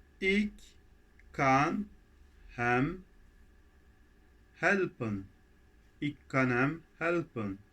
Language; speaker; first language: Dutch; non-native, fluent; Turkish